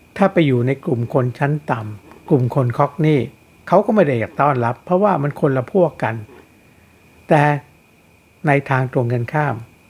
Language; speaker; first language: Thai; native; Thai